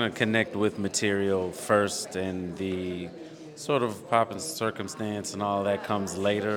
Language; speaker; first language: English; native; English